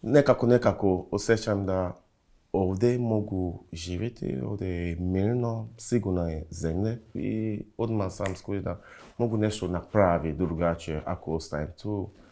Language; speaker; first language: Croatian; non-native, learner; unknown